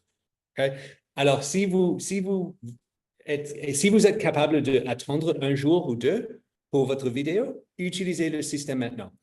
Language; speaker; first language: French; non-native, fluent; English